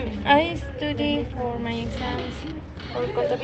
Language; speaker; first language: English; non-native, learner; Spanish